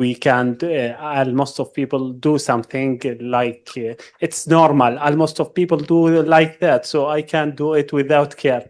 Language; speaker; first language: English; non-native, learner; Arabic